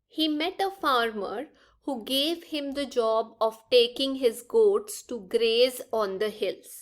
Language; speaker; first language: English; non-native, local second language; Punjabi